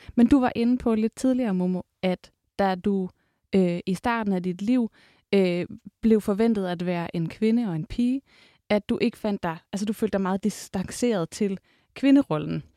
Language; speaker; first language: Danish; native; Danish